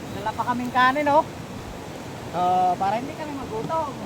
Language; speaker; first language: Filipino; native; Filipino